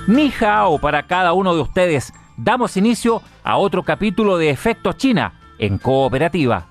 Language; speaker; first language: Spanish; native; Spanish